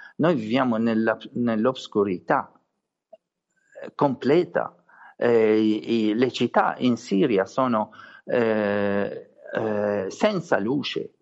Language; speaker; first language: Italian; non-native, fluent; Arabic